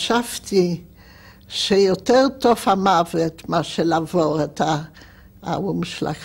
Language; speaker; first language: Hebrew; non-native, fluent; Polish